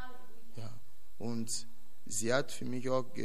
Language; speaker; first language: German; non-native, learner; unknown